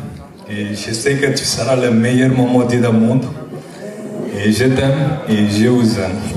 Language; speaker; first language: French; non-native, fluent; Tamil